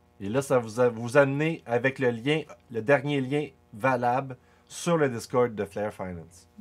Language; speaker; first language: French; native; French